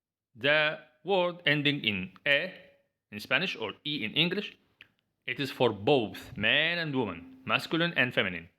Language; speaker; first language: English; non-native, fluent; Arabic